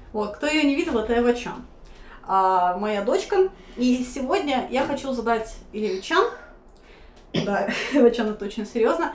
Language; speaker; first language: Russian; native; Russian